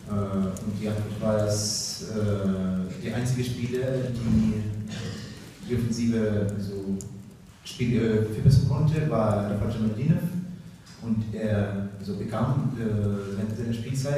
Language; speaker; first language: German; non-native, learner; Russian